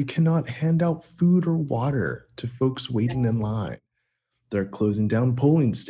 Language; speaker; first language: English; native; English